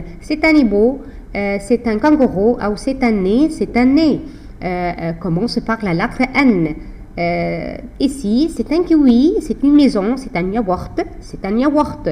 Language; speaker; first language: French; non-native, fluent; Arabic